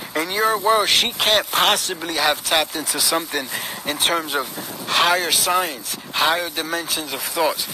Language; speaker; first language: English; early bilingual, other home language; Spanish